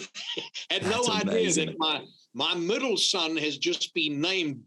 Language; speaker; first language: English; native; English